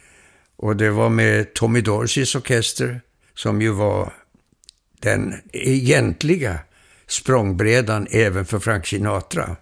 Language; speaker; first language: Swedish; early bilingual, heritage; Danish